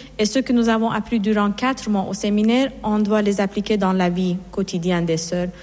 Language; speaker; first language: French; non-native, fluent; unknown